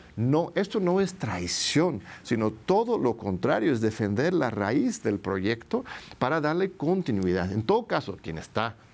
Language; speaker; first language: Spanish; non-native, fluent; English